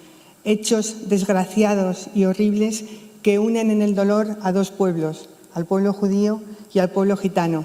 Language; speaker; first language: Spanish; native; Spanish